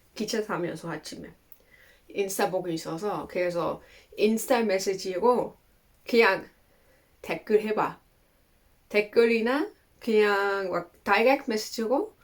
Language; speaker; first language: Korean; non-native, fluent; Dutch